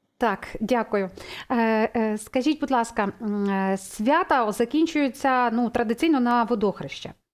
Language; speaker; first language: Ukrainian; native; Ukrainian